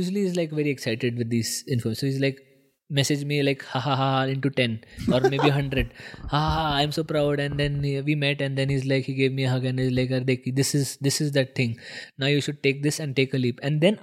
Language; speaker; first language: English; non-native, local second language; Marathi